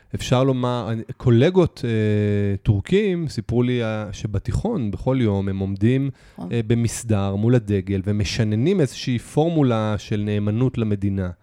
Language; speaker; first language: Hebrew; native; Hebrew